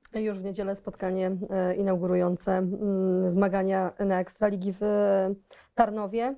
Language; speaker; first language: Polish; native; Polish